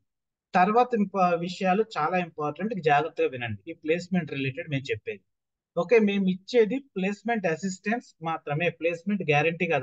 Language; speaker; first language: Telugu; native; Telugu